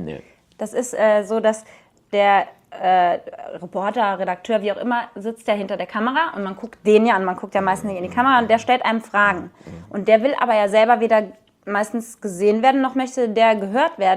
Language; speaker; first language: German; native; German